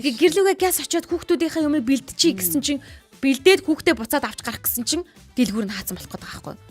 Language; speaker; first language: Mongolian; native; Mongolian